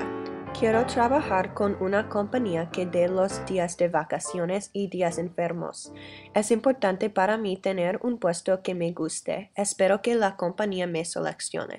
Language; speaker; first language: Spanish; non-native, learner; English